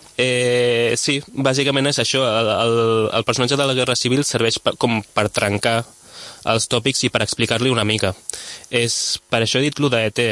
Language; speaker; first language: Catalan; non-native, local second language; Spanish